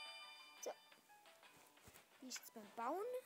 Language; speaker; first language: German; native; German